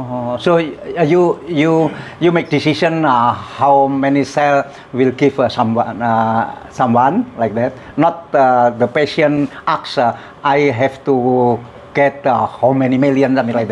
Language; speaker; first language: English; non-native, learner; Indonesian